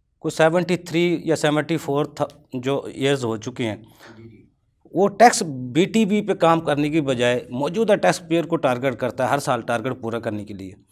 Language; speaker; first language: Urdu; non-native, local second language; Punjabi